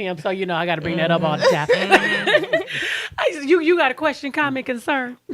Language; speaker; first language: English; native; English